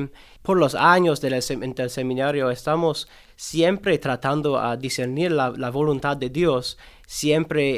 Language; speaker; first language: Spanish; non-native, learner; English